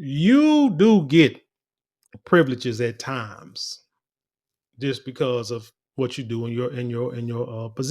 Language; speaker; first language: English; native; English